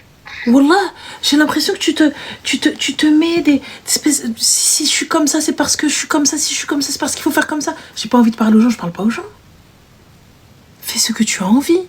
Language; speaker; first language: French; early bilingual, other home language; Arabic